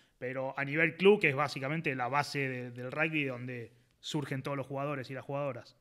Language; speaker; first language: Spanish; native; Spanish